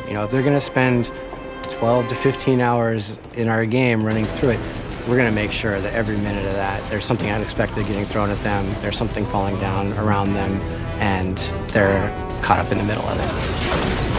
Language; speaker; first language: English; native; English